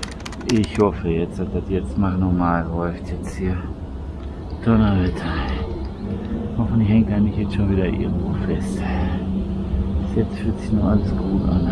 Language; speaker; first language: German; native; German